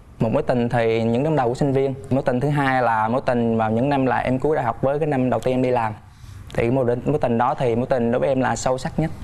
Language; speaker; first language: Vietnamese; native; Vietnamese